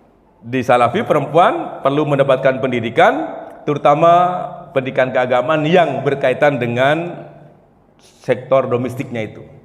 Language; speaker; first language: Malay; non-native, local second language; Javanese